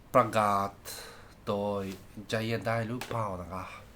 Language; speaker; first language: Thai; non-native, learner; Japanese